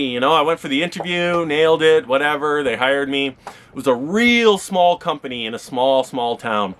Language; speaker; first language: English; native; English